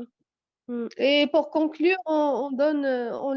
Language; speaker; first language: French; non-native, learner; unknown